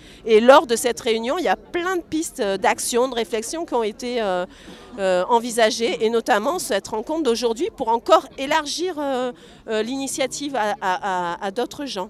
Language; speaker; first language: French; native; French